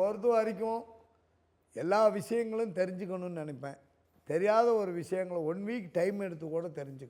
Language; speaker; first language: Tamil; native; Tamil